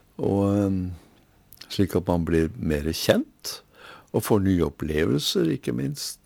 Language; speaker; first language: Norwegian; native; Norwegian